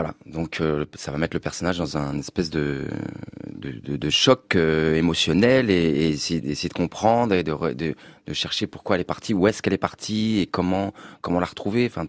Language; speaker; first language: French; native; French